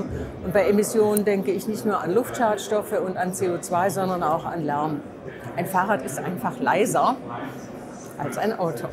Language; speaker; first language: German; native; German